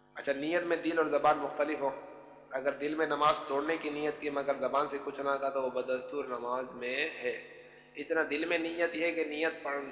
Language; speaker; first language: Urdu; native; Urdu